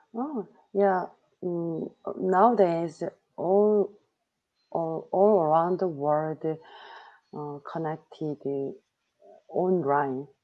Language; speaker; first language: English; non-native, learner; Korean